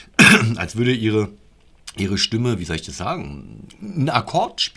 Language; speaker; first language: German; native; German